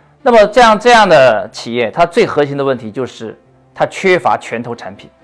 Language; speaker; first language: Chinese; native; Chinese